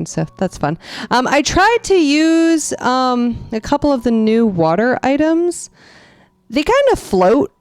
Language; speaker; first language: English; native; English